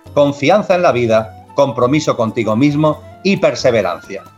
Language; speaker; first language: Spanish; native; Spanish